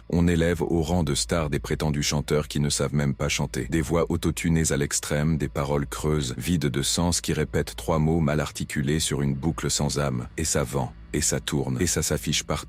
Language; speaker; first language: French; native; French